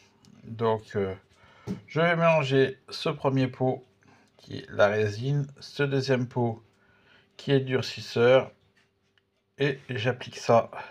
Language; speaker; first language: French; native; French